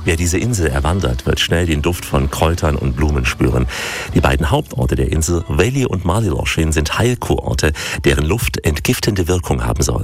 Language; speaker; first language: German; native; German